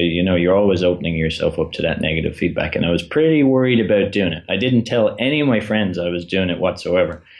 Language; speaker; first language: English; native; English